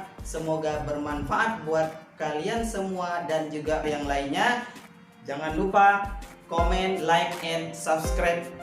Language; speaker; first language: Indonesian; native; Indonesian